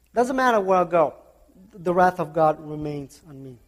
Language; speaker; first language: English; non-native, fluent; Kazakh